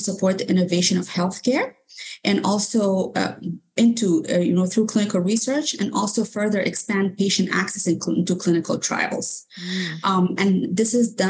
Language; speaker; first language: English; non-native, fluent; Arabic